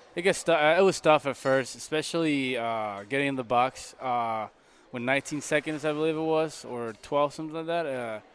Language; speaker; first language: English; non-native, fluent; Spanish